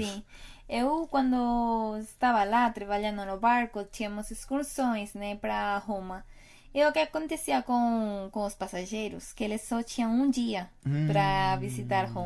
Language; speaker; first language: Portuguese; non-native, fluent; Spanish